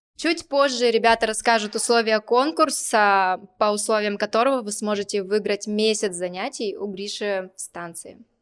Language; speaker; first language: Russian; native; Russian